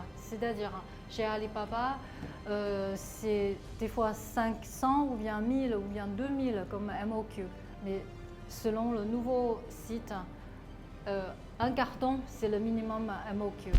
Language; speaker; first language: French; non-native, fluent; Chinese